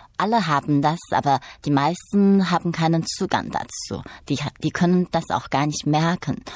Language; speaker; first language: German; non-native, fluent; Chinese